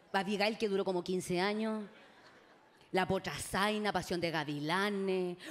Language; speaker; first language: Spanish; native; Spanish